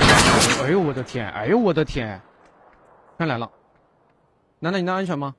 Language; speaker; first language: Chinese; native; Chinese